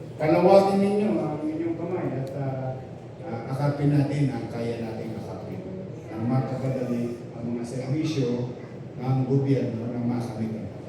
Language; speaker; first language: Filipino; native; Filipino